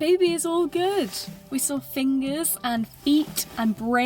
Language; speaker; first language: English; native; English